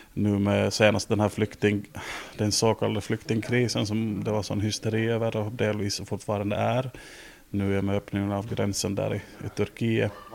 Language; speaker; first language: Swedish; native; Swedish